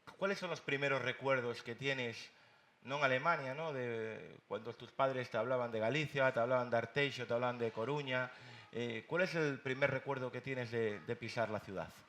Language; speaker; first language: Spanish; native; Spanish